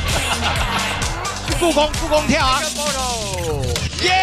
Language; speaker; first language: Chinese; native; Chinese